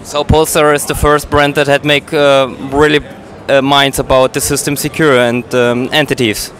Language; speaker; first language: English; non-native, learner; German